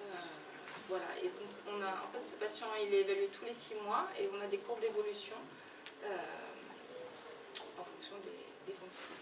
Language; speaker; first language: French; native; French